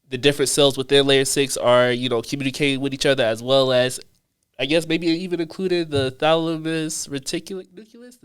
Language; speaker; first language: English; native; English